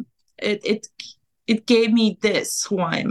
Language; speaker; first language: English; non-native, fluent; Serbian